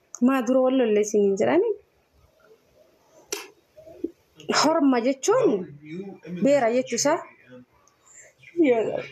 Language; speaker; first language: Arabic; non-native, learner; Oromo